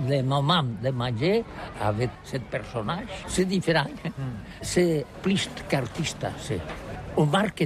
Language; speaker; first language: French; non-native, learner; Catalan